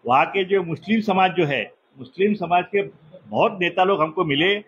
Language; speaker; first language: Hindi; non-native, local second language; Marathi